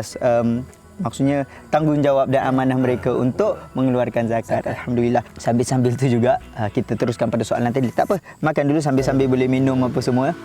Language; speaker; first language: Malay; native; Malay